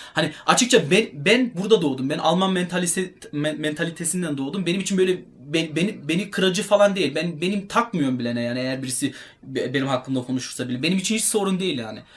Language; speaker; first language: Turkish; early bilingual, heritage; Turkish